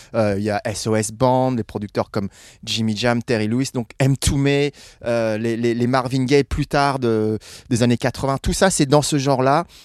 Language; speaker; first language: French; non-native, fluent; English